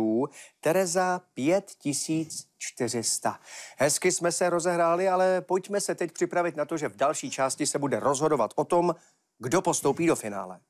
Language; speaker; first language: Czech; native; Czech